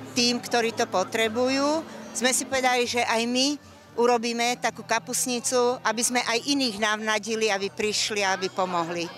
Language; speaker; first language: Slovak; native; Slovak